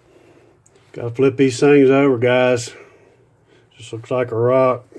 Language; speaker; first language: English; native; English